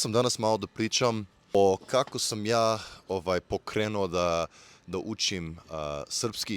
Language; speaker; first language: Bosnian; early bilingual, heritage; Serbian